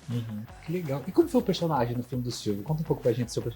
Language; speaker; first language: Portuguese; native; Portuguese